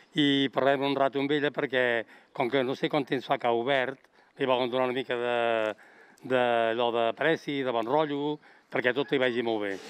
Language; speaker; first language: Catalan; native; Catalan